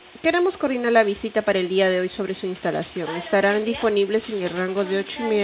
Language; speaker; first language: Spanish; native; Spanish